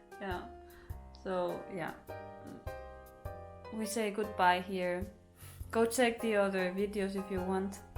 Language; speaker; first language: English; non-native, fluent; Spanish